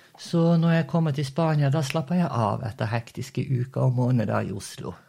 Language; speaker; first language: Norwegian; early bilingual, other home language; Portuguese